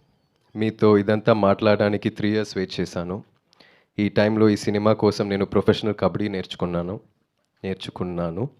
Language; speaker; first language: Telugu; non-native, local second language; Tamil